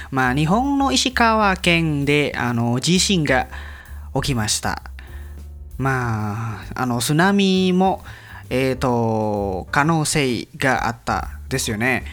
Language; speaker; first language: Japanese; non-native, learner; Indonesian